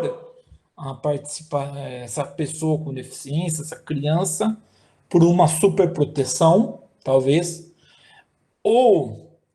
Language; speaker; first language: Portuguese; native; Portuguese